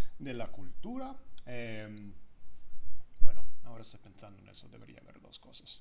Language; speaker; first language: Spanish; non-native, fluent; English